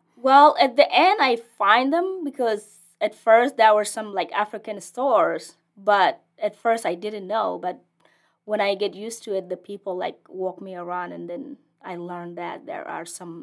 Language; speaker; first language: English; non-native, fluent; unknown